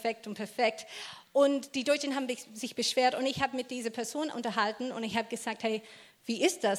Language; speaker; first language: German; non-native, fluent; English